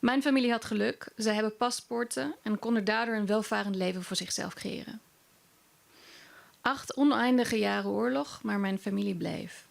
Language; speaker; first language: Dutch; early bilingual, other home language; Kurdish